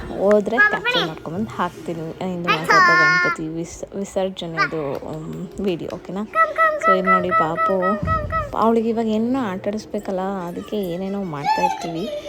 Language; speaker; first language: Kannada; non-native, local second language; Marathi